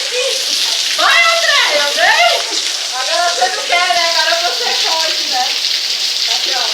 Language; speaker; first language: Portuguese; native; Portuguese